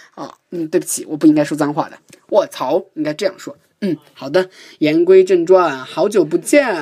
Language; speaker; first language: Chinese; native; Chinese